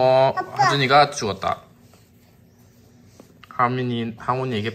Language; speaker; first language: Korean; native; Korean